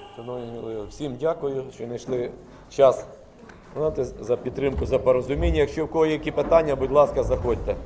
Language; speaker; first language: Ukrainian; native; Ukrainian